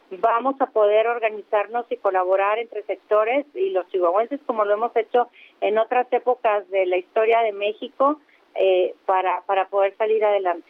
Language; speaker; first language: Spanish; native; Spanish